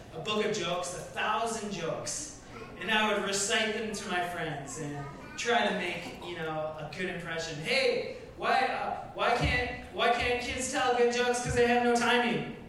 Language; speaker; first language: English; native; English